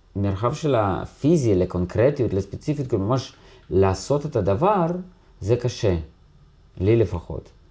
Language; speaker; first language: Hebrew; non-native, fluent; Russian